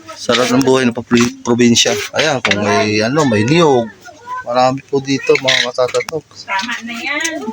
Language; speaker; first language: Filipino; non-native, local second language; Bikol